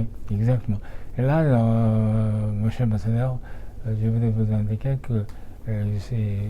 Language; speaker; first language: French; non-native, fluent; Japanese